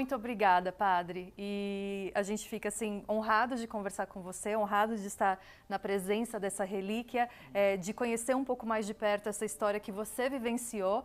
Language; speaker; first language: Portuguese; native; Portuguese